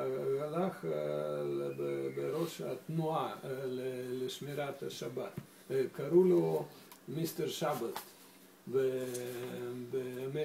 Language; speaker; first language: Hebrew; non-native, fluent; Russian